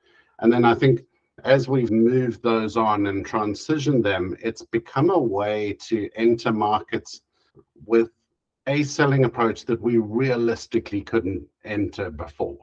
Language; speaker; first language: English; native; English